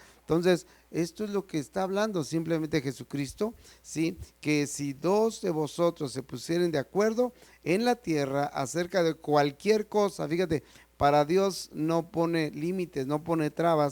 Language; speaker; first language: Spanish; native; Spanish